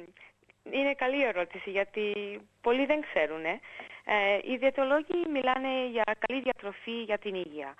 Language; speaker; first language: Greek; early bilingual, heritage; English